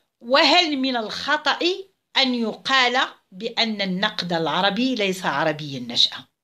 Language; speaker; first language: Arabic; native; Arabic